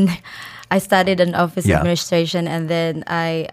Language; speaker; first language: English; non-native, local second language; Cebuano